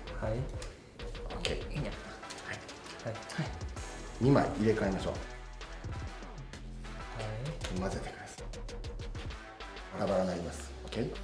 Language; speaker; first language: Japanese; non-native, learner; Korean